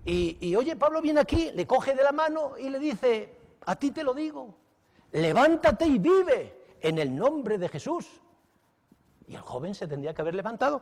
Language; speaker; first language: Spanish; native; Spanish